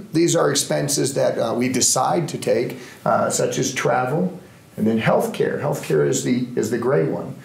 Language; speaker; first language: English; native; English